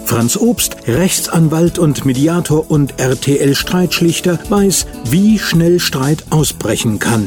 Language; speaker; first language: German; native; German